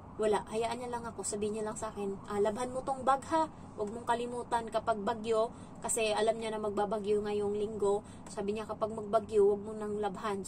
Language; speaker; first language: Filipino; native; Filipino